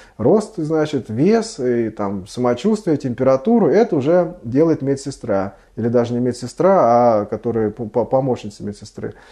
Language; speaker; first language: Russian; native; Russian